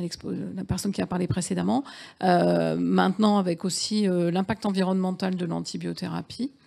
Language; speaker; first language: French; native; French